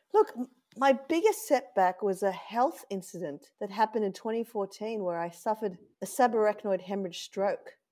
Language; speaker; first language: English; native; English